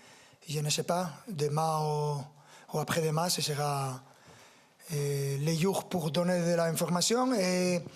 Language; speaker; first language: French; non-native, fluent; Spanish